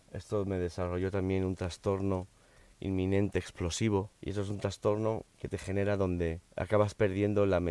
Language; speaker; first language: Spanish; early bilingual, heritage; Spanish